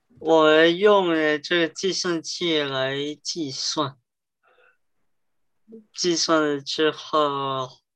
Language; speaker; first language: Chinese; early bilingual, heritage; Chinese